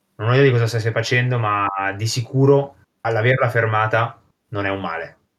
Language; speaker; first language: Italian; native; Italian